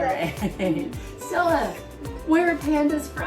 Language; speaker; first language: English; native; English